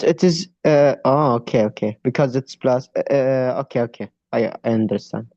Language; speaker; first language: English; non-native, fluent; Arabic